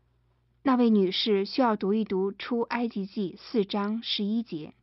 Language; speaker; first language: Chinese; native; Chinese